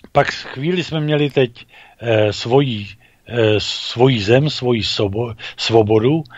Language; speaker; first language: Czech; native; Czech